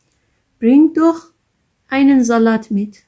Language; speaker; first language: German; non-native, learner; Persian